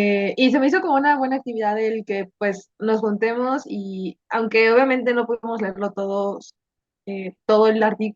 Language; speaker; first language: Spanish; native; Spanish